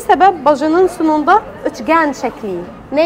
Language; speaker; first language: Turkish; non-native, fluent; Arabic